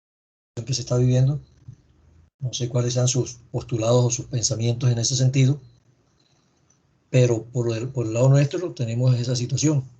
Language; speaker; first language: Spanish; native; Spanish